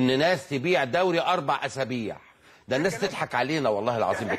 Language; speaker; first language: Arabic; native; Arabic